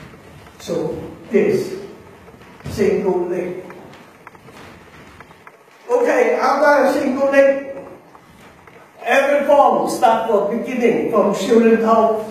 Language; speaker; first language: English; non-native, learner; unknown